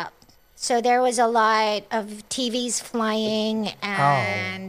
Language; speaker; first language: English; non-native, local second language; Cebuano